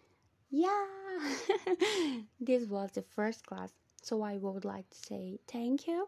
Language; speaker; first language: English; non-native, fluent; Portuguese